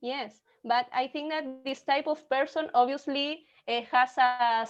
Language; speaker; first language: English; non-native, learner; Spanish